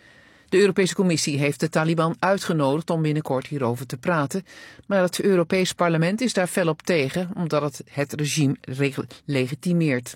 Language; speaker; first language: Dutch; native; Dutch